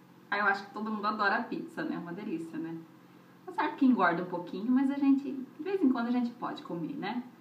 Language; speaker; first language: Portuguese; native; Portuguese